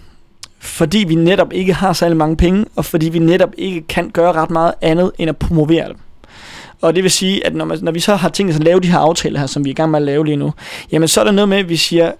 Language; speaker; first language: Danish; native; Danish